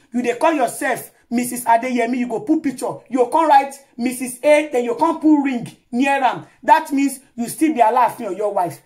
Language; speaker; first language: Nigerian Pidgin; non-native, local second language; Yoruba